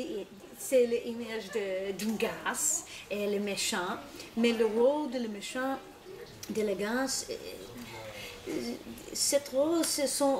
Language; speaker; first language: French; non-native, learner; English